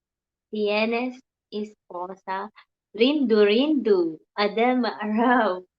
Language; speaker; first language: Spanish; non-native, learner; Filipino